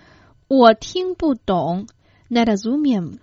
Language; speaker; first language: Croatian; non-native, fluent; Chinese